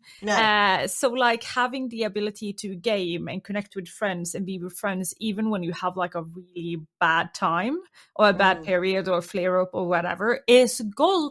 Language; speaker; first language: English; non-native, fluent; Norwegian